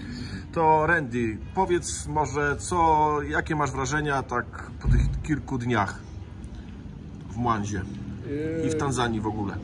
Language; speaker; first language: Polish; native; Polish